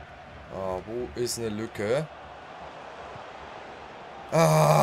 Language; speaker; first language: German; native; German